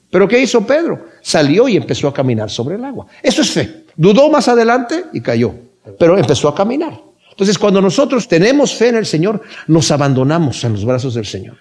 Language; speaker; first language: Spanish; native; Spanish